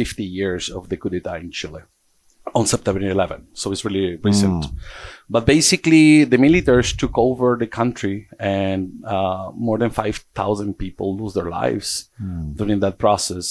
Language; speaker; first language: English; early bilingual, other home language; Portuguese